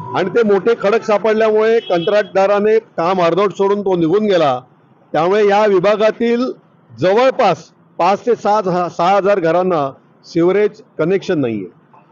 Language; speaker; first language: Marathi; native; Marathi